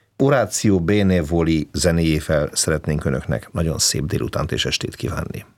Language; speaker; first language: Hungarian; native; Hungarian